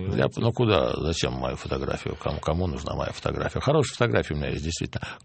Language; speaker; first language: Russian; native; Russian